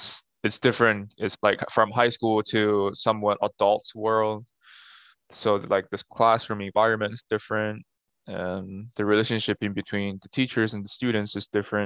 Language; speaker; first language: English; non-native, fluent; Chinese